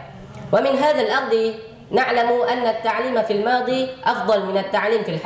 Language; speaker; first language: Arabic; non-native, learner; Indonesian